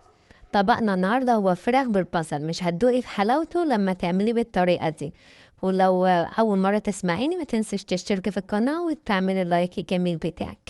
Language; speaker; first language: Arabic; native; Arabic